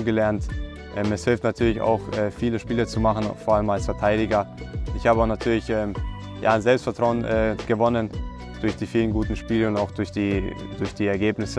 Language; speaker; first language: German; early bilingual, other home language; Croatian